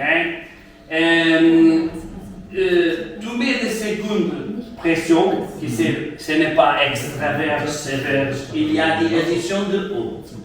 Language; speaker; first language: French; non-native, learner; Portuguese